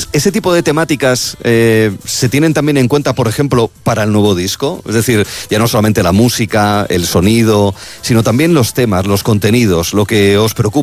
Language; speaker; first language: Spanish; native; Spanish